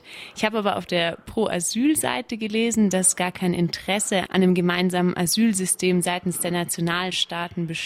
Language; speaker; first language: German; native; German